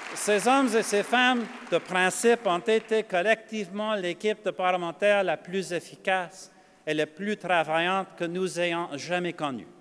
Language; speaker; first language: French; non-native, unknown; English